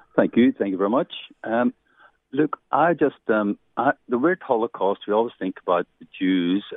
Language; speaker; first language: English; native; English